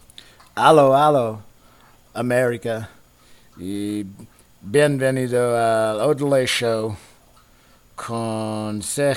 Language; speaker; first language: Spanish; non-native, learner; English